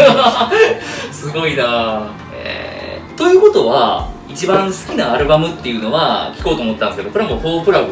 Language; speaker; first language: Japanese; native; Japanese